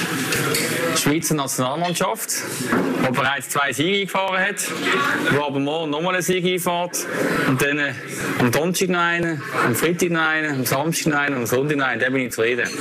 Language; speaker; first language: German; native; German